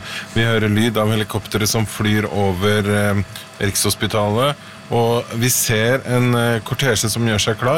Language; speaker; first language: Norwegian; native; Norwegian